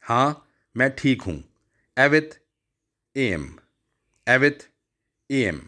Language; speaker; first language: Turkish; non-native, learner; Urdu